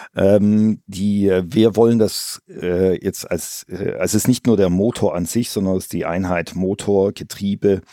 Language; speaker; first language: German; native; German